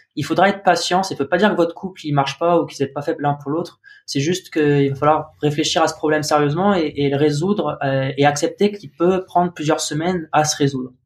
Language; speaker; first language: French; native; French